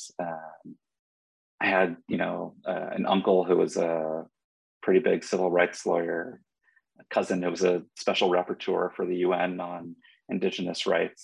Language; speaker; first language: English; native; English